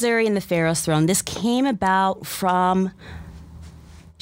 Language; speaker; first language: English; early bilingual, other home language; Russian